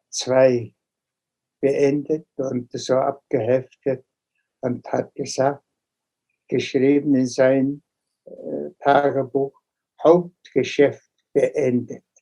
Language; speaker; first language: German; non-native, fluent; Tuvinian